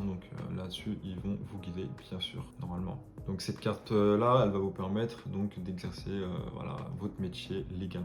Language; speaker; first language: French; native; French